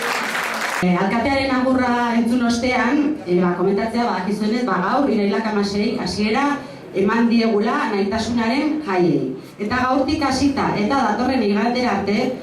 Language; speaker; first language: Basque; native; Basque